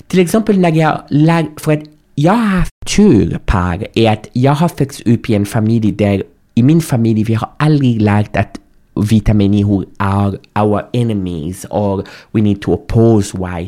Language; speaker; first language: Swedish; non-native, fluent; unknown